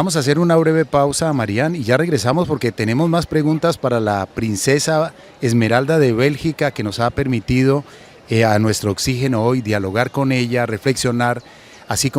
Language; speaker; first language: Spanish; native; Spanish